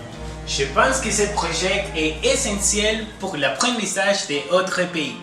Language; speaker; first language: French; non-native, learner; Spanish